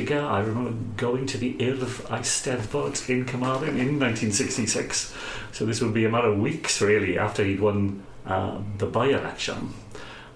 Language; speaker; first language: English; native; English